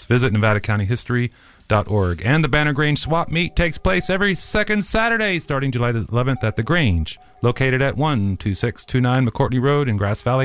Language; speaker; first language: English; native; English